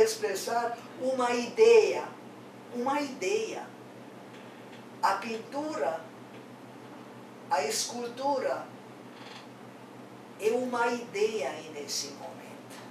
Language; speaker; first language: Portuguese; non-native, fluent; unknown